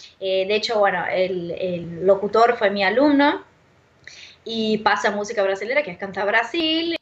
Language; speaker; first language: Spanish; non-native, fluent; Portuguese